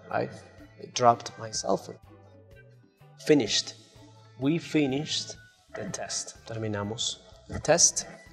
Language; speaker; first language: English; non-native, fluent; Spanish